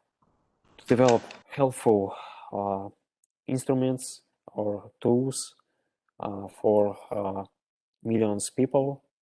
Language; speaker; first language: English; non-native, learner; Russian